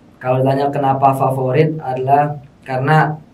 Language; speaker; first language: Indonesian; native; Indonesian